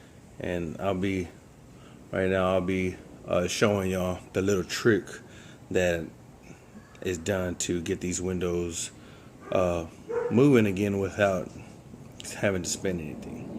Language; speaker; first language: English; native; English